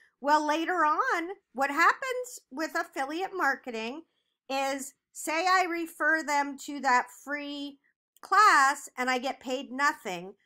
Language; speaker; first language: English; native; English